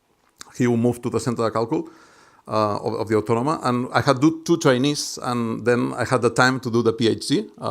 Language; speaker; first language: English; non-native, fluent; Catalan